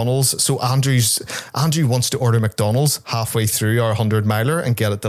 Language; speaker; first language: English; native; English